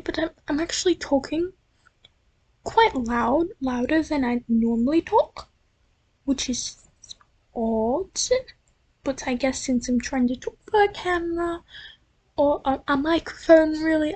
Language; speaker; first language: English; native; English